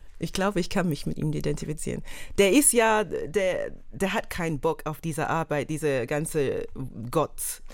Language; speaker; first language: German; non-native, fluent; English